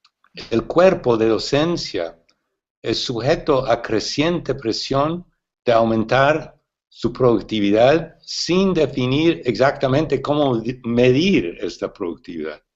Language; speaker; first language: Spanish; non-native, fluent; English